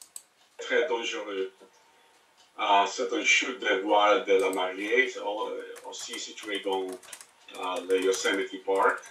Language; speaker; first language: French; non-native, learner; English